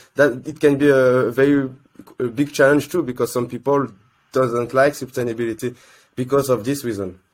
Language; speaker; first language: English; non-native, learner; French